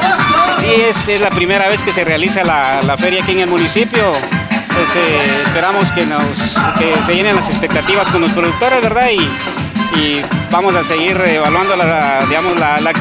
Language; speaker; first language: Spanish; native; Spanish